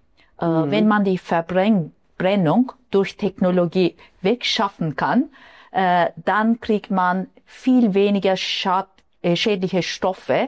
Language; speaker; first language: German; non-native, fluent; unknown